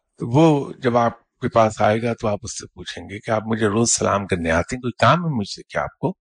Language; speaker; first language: Urdu; native; Urdu